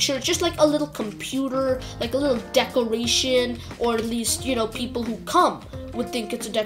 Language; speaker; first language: English; native; English